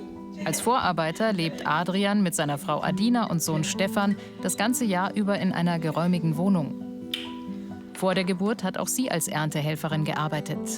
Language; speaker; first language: German; native; German